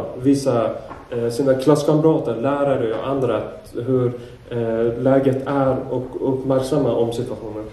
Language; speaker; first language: Swedish; non-native, fluent; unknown